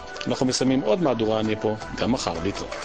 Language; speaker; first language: Hebrew; native; Hebrew